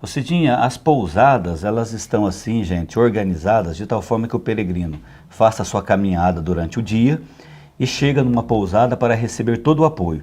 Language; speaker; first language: Portuguese; native; Portuguese